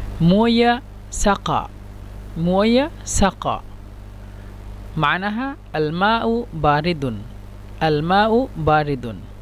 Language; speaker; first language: Egyptian Arabic; non-native, learner; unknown